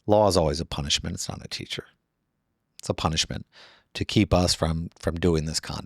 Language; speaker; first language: English; native; English